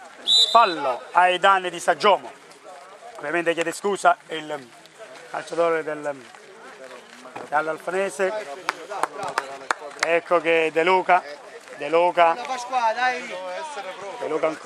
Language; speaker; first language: Italian; native; Italian